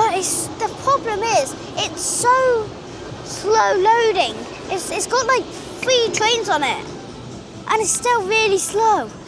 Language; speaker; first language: English; native; English